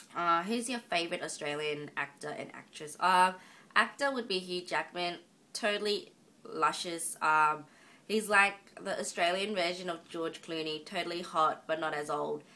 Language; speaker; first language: English; native; English